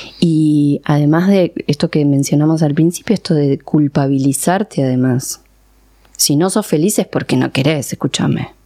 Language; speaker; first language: Spanish; early bilingual, other home language; Persian